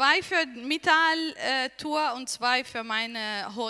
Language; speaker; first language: German; non-native, learner; Arabic